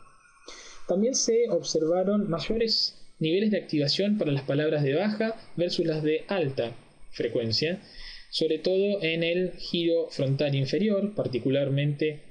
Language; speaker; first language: Spanish; native; Spanish